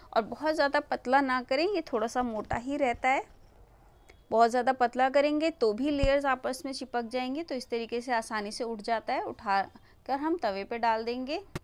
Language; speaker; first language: Hindi; native; Hindi